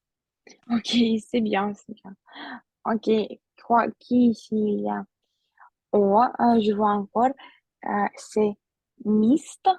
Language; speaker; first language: French; non-native, fluent; Russian